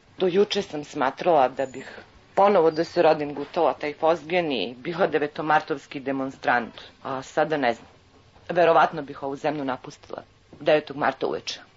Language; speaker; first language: Serbian; native; Serbian